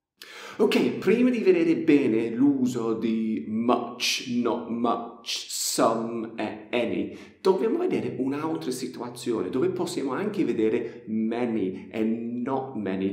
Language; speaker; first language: Italian; non-native, fluent; English